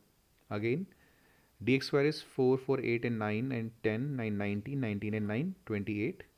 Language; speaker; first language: English; non-native, local second language; Hindi